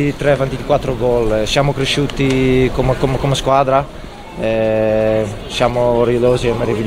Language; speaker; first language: Italian; non-native, fluent; Dutch